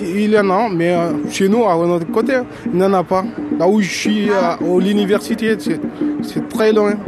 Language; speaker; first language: French; non-native, local second language; Wolof